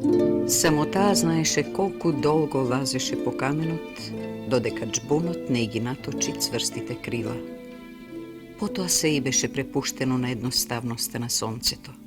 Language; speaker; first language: Macedonian; native; Macedonian